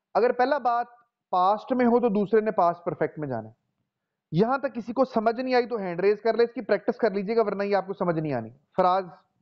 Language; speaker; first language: Urdu; non-native, local second language; Punjabi